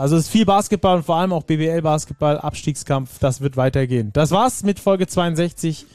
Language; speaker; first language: German; native; German